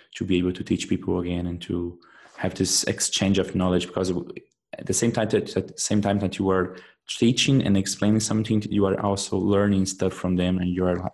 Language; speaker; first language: English; non-native, fluent; Portuguese